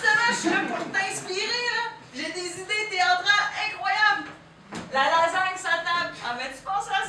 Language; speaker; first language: French; native; French